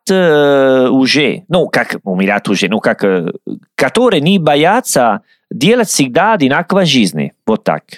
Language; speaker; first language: Russian; non-native, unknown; Italian